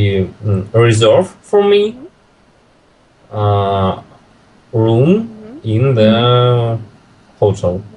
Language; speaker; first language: English; non-native, learner; Russian